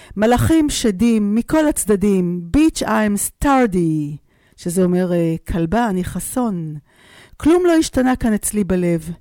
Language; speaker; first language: Hebrew; native; Hebrew